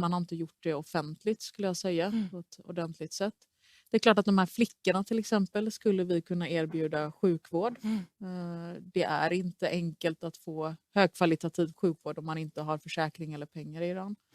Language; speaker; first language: Swedish; early bilingual, other home language; Persian